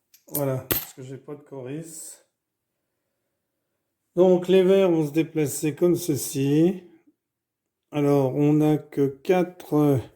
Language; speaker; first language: French; native; French